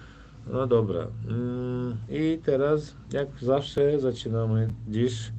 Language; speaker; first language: Polish; non-native, fluent; Turkmen